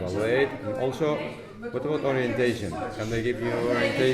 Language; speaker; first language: English; non-native, learner; Basque